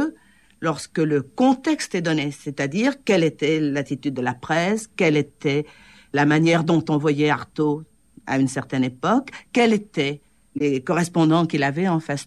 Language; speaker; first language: French; native; French